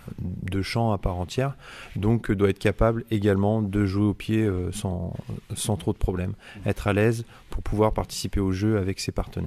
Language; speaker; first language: French; native; French